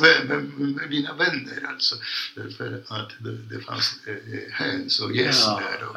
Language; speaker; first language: Swedish; non-native, fluent; Polish